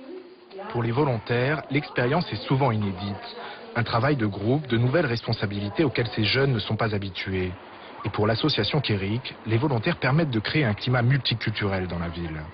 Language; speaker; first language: French; native; French